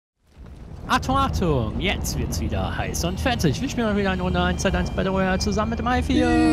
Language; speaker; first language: German; native; German